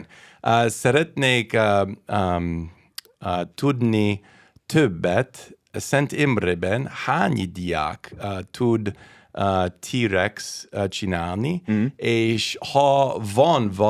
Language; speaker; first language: Hungarian; non-native, learner; English